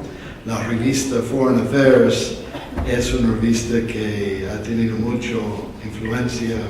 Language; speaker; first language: Spanish; non-native, fluent; English